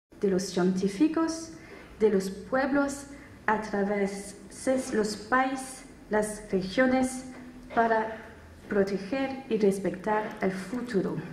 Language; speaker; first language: Spanish; non-native, fluent; French